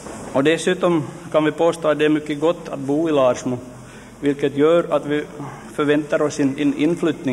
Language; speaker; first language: Swedish; native; Swedish